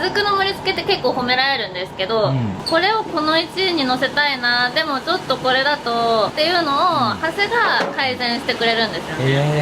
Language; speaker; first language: Japanese; native; Japanese